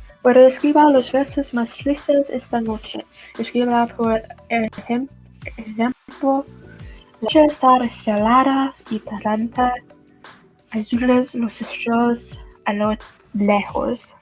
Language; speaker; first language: Spanish; non-native, learner; English